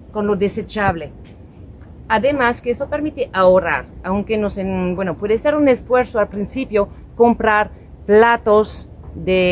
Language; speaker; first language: Spanish; non-native, fluent; French